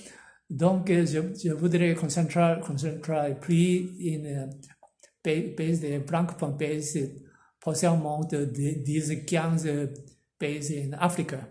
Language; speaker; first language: French; non-native, learner; Korean